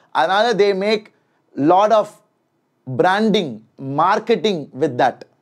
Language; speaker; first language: English; non-native, local second language; Tamil